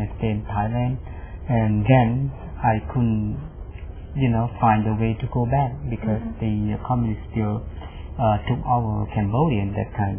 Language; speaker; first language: English; non-native, fluent; Khmer